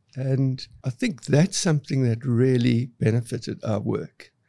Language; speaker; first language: English; native; English